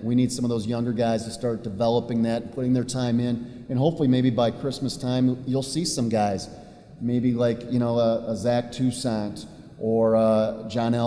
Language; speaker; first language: English; native; English